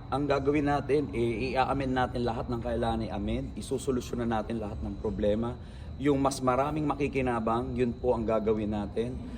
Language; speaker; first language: Filipino; native; Filipino